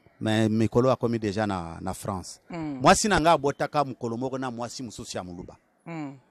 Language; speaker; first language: Lingala; non-native, local second language; Luba-Lulua